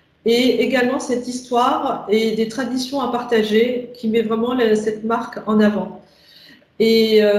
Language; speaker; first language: French; native; French